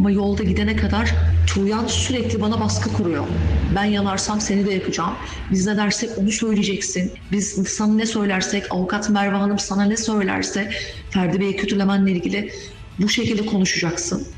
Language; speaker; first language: Turkish; native; Turkish